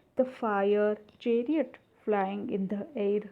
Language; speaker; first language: English; non-native, local second language; Gujarati